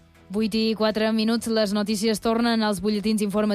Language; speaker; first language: Catalan; native; Catalan